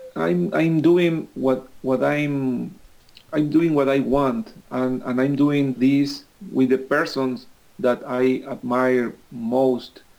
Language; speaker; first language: English; non-native, fluent; Spanish